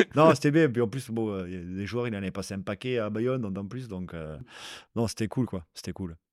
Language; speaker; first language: French; native; French